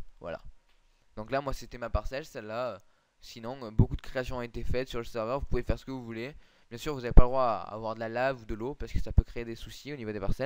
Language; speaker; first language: French; native; French